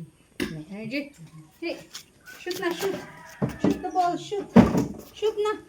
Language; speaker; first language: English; non-native, local second language; Cebuano